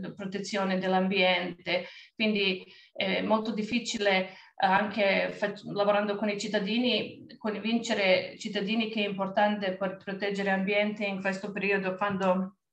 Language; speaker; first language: Italian; non-native, fluent; Serbian